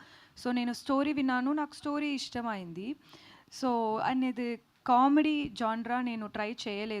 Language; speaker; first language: Telugu; non-native, learner; Tamil